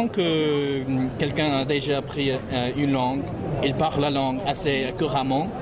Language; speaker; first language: French; non-native, fluent; English